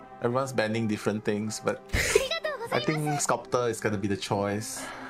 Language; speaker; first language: English; non-native, local second language; Chinese